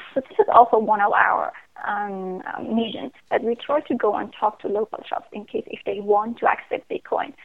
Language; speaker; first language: English; non-native, fluent; Persian